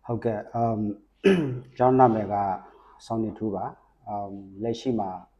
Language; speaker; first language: Burmese; non-native, local second language; S'gaw Karen